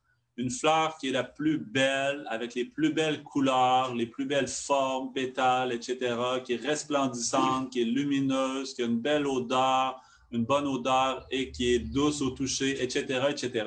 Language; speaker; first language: French; native; French